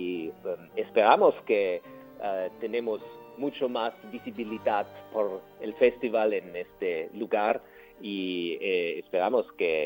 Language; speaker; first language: Spanish; non-native, learner; German